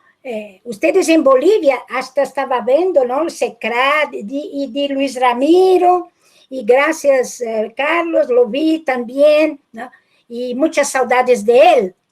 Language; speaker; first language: Spanish; non-native, fluent; Portuguese